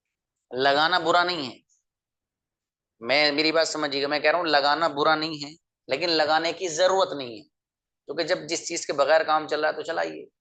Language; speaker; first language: Hindi; native; Hindi